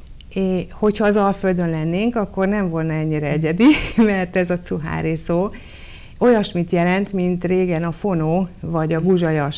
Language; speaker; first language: Hungarian; native; Hungarian